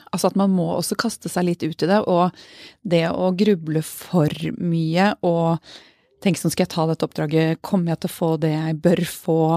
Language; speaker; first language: Norwegian; native; Norwegian